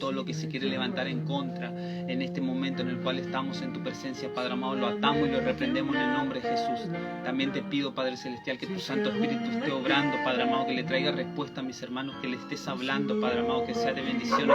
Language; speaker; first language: Spanish; native; Spanish